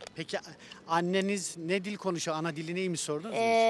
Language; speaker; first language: Turkish; native; Turkish